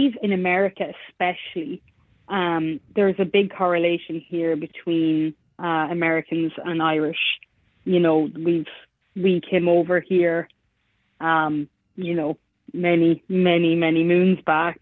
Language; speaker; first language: English; native; English